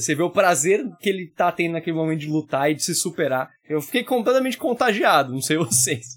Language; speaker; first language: Portuguese; native; Portuguese